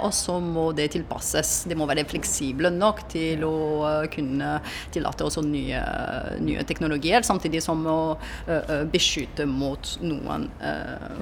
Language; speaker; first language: Norwegian; non-native, fluent; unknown